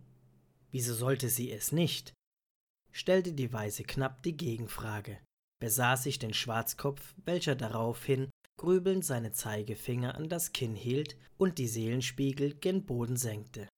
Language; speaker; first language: German; native; German